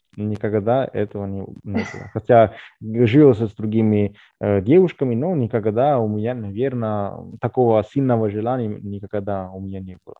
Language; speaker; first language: Russian; non-native, fluent; Italian